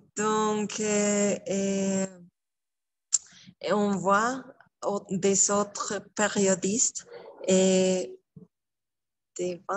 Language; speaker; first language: French; non-native, learner; Spanish